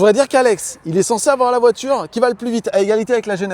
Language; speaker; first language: French; native; French